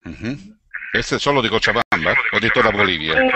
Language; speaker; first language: Spanish; non-native, learner; Portuguese